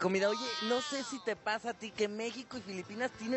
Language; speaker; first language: Spanish; native; Spanish